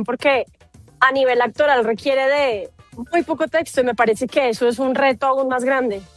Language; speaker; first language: Spanish; native; Spanish